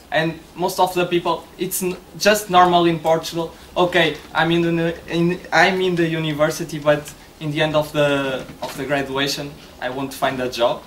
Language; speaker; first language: English; non-native, learner; Portuguese